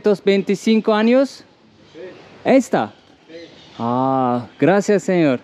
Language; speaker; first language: Spanish; non-native, learner; Turkish